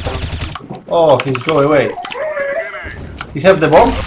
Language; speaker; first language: English; non-native, learner; Polish